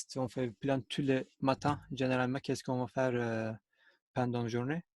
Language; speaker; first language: French; non-native, learner; Turkish